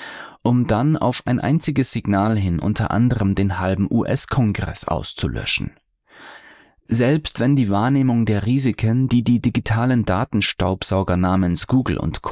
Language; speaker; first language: German; native; German